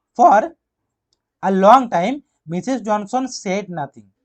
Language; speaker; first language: English; non-native, local second language; Bangla